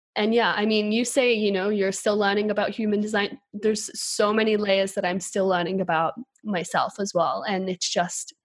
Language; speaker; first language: English; native; English